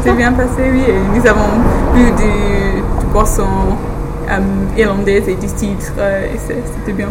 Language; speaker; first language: French; non-native, fluent; English